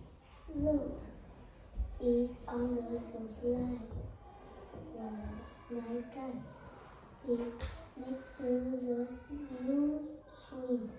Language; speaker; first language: English; non-native, learner; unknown